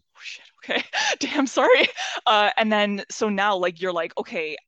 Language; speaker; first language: English; non-native, fluent; Persian